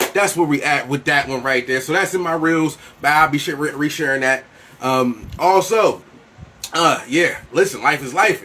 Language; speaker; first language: English; native; English